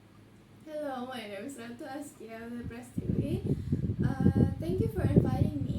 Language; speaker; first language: English; non-native, learner; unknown